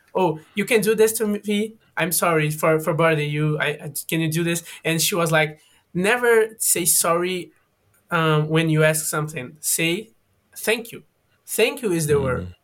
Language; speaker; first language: English; non-native, learner; Portuguese